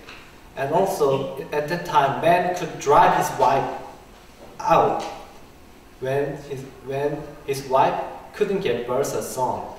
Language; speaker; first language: English; non-native, learner; Korean